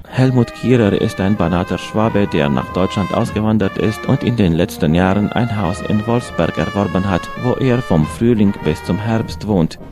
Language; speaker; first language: German; native; German